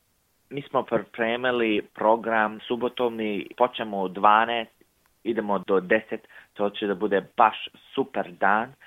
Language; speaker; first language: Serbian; early bilingual, heritage; English